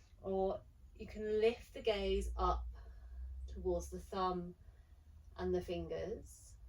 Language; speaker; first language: English; native; English